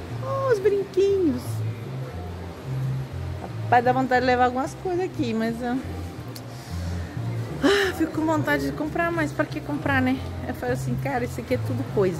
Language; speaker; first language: Portuguese; native; Portuguese